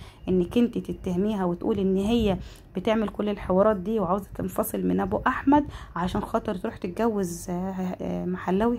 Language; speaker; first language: Arabic; native; Arabic